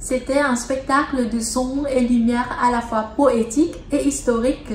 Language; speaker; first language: French; non-native, fluent; Vietnamese